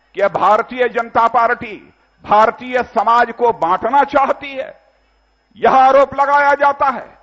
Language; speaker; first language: Hindi; native; Hindi